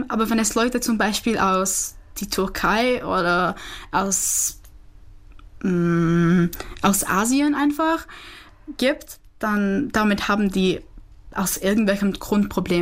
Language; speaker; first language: German; non-native, fluent; Czech